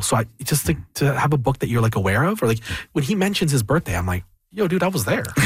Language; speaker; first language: English; early bilingual, other home language; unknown